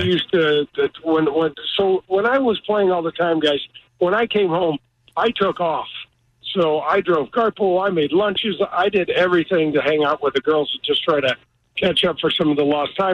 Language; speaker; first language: English; native; English